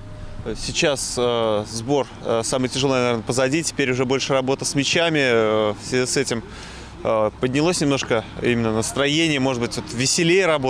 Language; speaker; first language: Russian; native; Russian